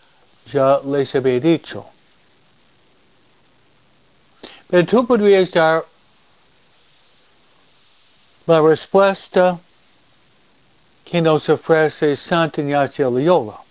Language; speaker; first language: Spanish; non-native, fluent; English